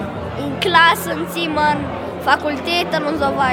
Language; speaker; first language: German; non-native, local second language; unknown